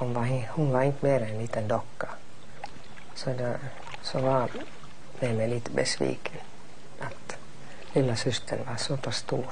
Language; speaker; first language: Swedish; non-native, fluent; English